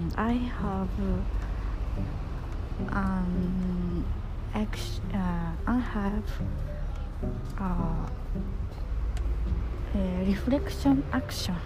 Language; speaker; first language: English; non-native, learner; Japanese